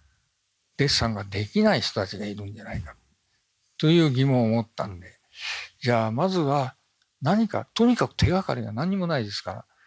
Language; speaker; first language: Japanese; native; Japanese